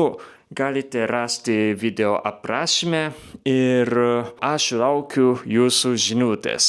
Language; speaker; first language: Lithuanian; non-native, fluent; Japanese